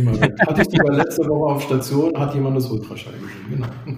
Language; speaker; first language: German; native; German